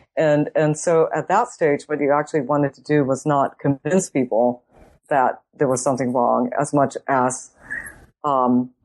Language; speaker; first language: English; native; English